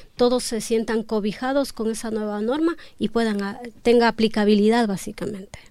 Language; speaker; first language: Spanish; non-native, local second language; Quechua